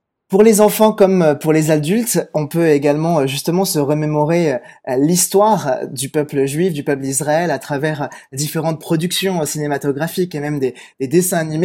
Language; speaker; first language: French; native; French